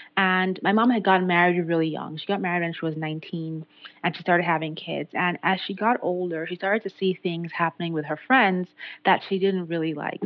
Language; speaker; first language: English; non-native, local second language; Yoruba